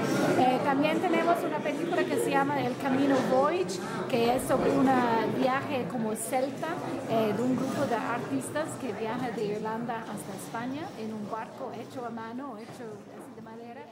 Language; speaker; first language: Spanish; non-native, fluent; English